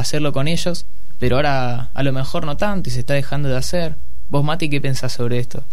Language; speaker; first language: Spanish; native; Spanish